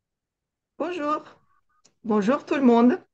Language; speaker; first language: French; non-native, fluent; Russian